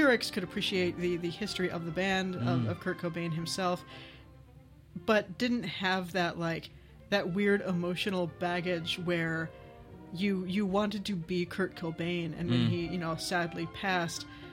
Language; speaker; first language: English; native; English